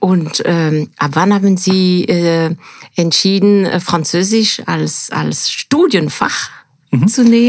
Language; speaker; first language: German; non-native, fluent; French